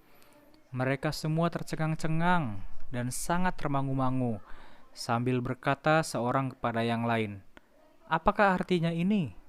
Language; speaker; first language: Indonesian; native; Indonesian